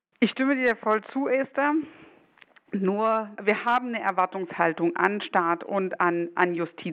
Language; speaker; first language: German; native; German